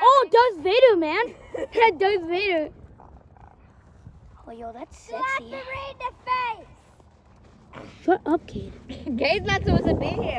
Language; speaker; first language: English; native; English